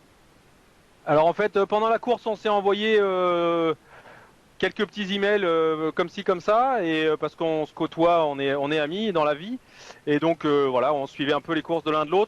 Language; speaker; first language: French; native; French